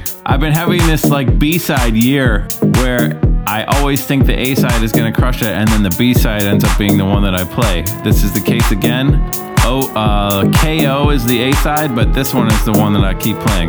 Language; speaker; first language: English; native; English